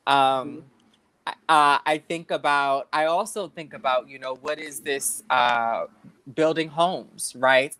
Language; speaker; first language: English; native; English